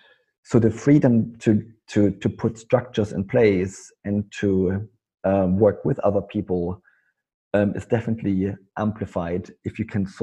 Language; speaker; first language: English; non-native, fluent; German